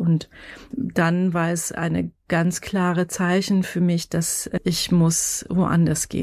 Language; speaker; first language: German; non-native, fluent; Persian